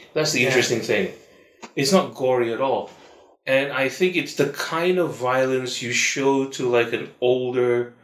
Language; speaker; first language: English; non-native, local second language; Malay